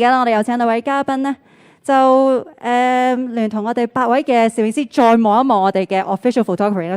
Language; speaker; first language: Cantonese; native; Cantonese